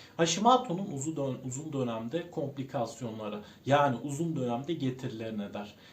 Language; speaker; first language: Turkish; native; Turkish